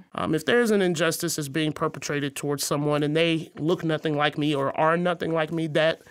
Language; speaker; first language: English; native; English